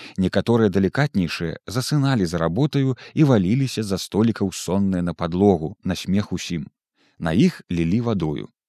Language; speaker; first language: Belarusian; native; Belarusian